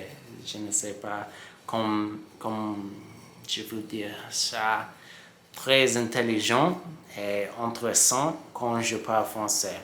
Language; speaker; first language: French; non-native, learner; English